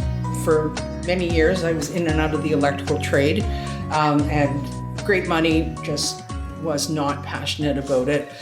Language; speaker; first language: English; native; English